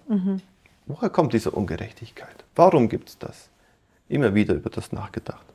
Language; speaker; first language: German; native; German